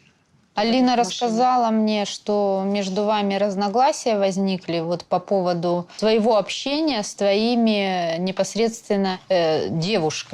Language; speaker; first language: Russian; native; Russian